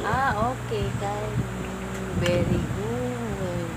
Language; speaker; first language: English; non-native, local second language; Filipino